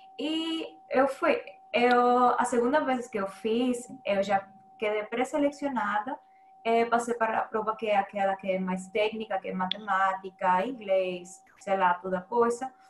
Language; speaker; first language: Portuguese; non-native, fluent; Spanish